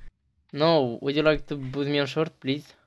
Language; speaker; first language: English; non-native, learner; Romanian